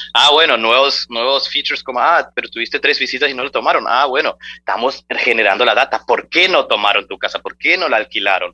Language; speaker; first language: Spanish; early bilingual, heritage; Spanish